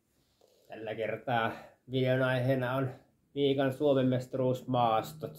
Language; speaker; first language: Finnish; native; Finnish